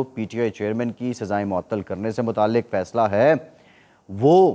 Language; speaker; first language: Urdu; native; Urdu